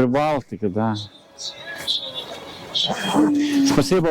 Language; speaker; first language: Russian; non-native, learner; Lithuanian